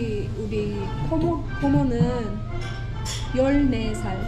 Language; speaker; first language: Korean; non-native, learner; Persian